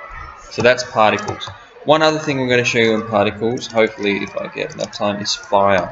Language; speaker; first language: English; native; English